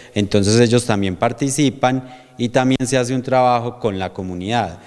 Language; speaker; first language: Spanish; native; Spanish